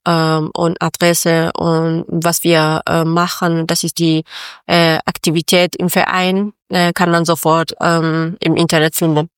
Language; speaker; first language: German; non-native, learner; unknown